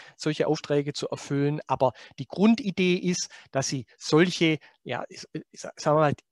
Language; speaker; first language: German; native; German